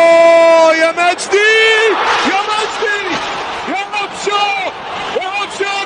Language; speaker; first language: Arabic; native; Arabic